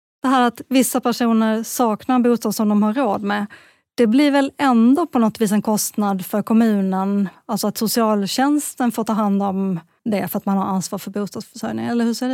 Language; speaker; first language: Swedish; native; Swedish